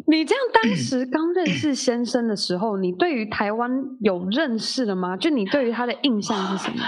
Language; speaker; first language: Chinese; native; Chinese